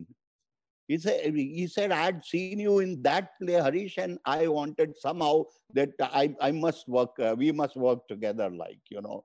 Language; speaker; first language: English; non-native, local second language; Hindi